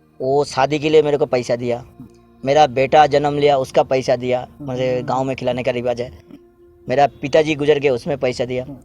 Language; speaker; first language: Hindi; non-native, local second language; Bangla